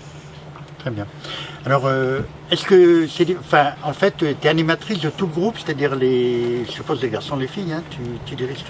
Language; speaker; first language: French; native; French